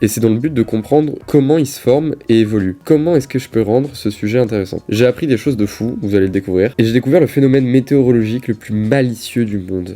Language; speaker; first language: French; native; French